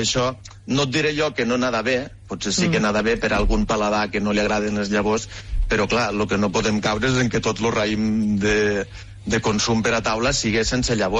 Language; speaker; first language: Catalan; native; Catalan